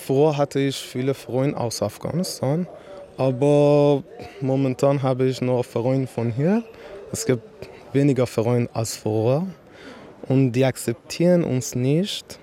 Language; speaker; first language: German; non-native, learner; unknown